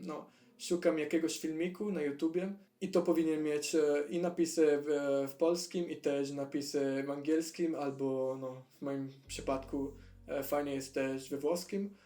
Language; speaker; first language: Polish; non-native, fluent; Italian